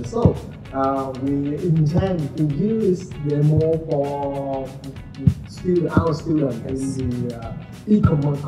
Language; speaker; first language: English; non-native, learner; Vietnamese